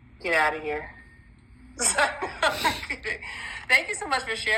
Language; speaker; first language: English; native; English